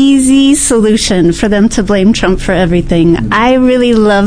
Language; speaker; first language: English; native; English